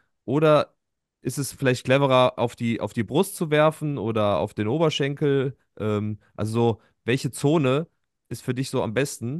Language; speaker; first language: German; native; German